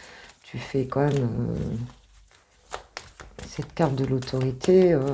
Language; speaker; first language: French; native; French